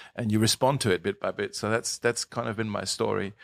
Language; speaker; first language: English; non-native, fluent; German